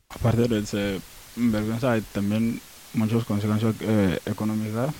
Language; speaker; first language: Spanish; non-native, local second language; Wolof